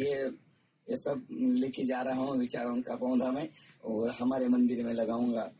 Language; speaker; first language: Hindi; non-native, local second language; Marathi